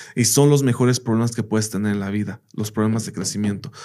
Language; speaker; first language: Spanish; early bilingual, heritage; Spanish